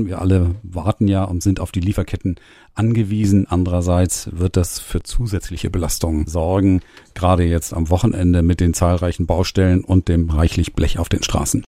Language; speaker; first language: German; native; German